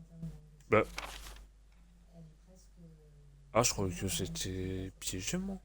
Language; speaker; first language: French; native; French